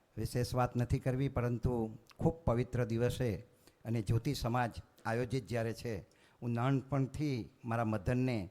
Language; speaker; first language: Gujarati; native; Gujarati